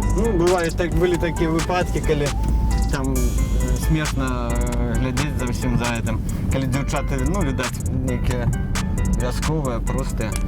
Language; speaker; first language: Belarusian; native; Belarusian